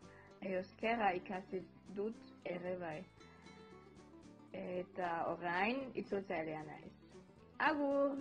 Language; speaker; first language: Basque; non-native, fluent; German